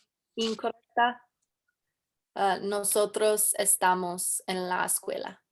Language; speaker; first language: Spanish; non-native, learner; English